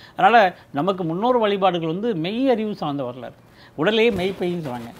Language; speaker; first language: Tamil; native; Tamil